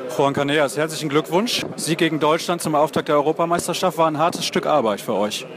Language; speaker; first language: German; native; German